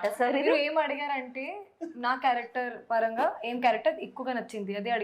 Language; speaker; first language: Telugu; non-native, fluent; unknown